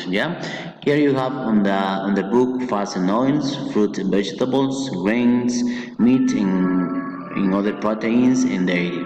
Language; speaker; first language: English; non-native, fluent; Spanish